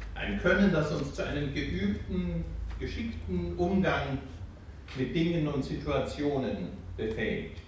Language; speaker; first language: German; native; German